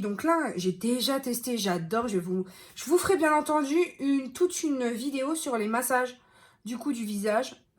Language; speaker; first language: French; native; French